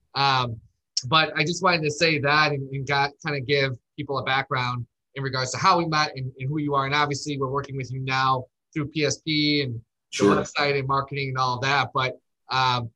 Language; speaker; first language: English; native; English